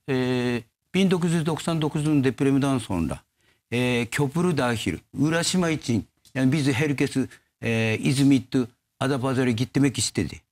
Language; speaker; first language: Turkish; non-native, learner; Japanese